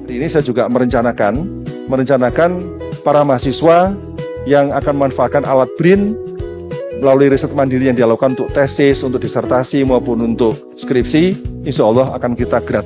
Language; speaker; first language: Indonesian; native; Indonesian